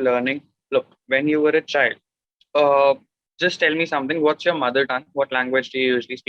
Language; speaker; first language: English; non-native, local second language; Hindi